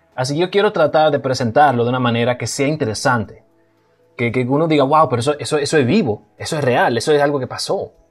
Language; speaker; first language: Spanish; non-native, fluent; German